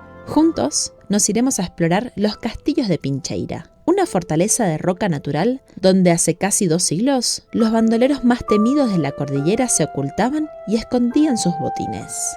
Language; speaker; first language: Spanish; native; Spanish